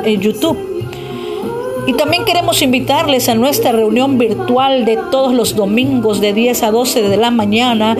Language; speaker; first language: Spanish; native; Spanish